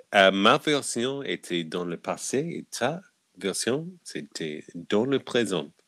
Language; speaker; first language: French; non-native, learner; English